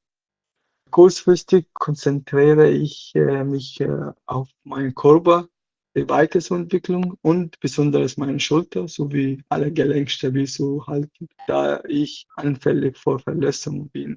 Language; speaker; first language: German; non-native, learner; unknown